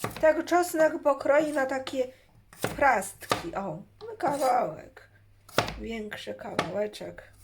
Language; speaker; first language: Polish; non-native, learner; Chinese